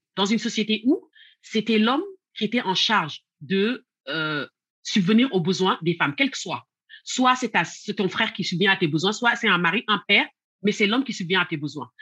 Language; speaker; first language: French; non-native, local second language; Wolof